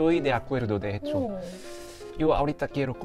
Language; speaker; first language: Spanish; non-native, fluent; Korean